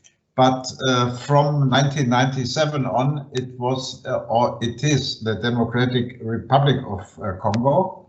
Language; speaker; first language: English; non-native, fluent; German